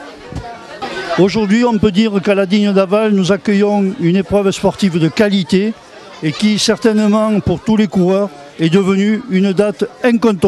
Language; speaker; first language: French; native; French